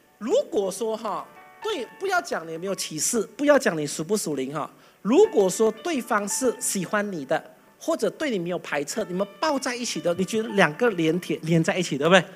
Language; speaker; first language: Chinese; native; Chinese